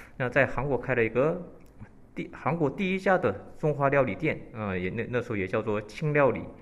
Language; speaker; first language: Chinese; early bilingual, heritage; Chinese